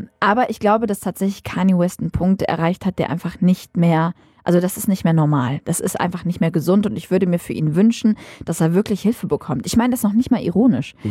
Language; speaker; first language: German; early bilingual, other home language; Arabic